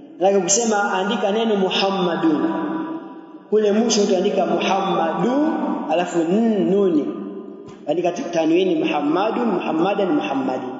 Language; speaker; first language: Swahili; native; Swahili